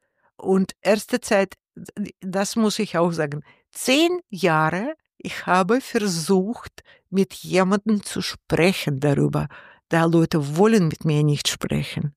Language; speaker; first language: German; non-native, learner; Russian